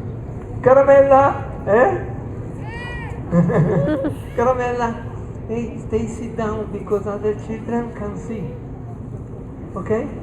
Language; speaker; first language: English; non-native, learner; Italian